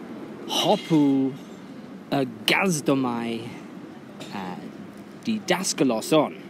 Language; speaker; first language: Greek; non-native, fluent; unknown